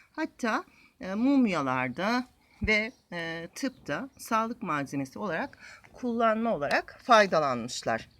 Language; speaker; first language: Turkish; native; Turkish